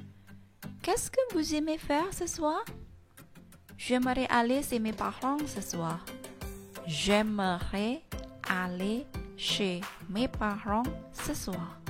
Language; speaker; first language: French; non-native, fluent; Indonesian